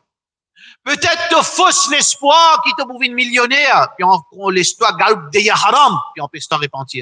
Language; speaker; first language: French; non-native, local second language; Morisyen